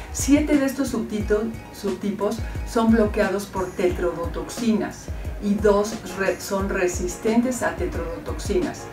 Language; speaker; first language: Spanish; native; Spanish